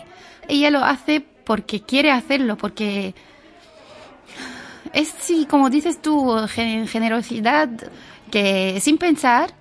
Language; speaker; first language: Spanish; non-native, fluent; Arabic